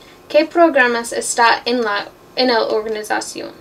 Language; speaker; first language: Spanish; non-native, learner; English